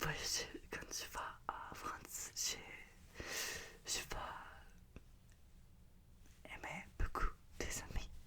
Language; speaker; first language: French; non-native, learner; Russian